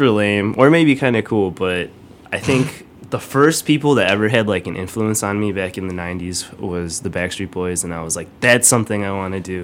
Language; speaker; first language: English; native; English